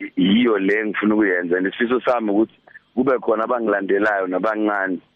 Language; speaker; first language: Zulu; native; Zulu